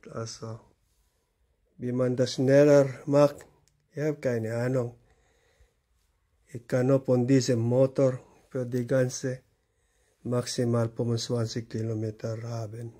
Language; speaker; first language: German; non-native, learner; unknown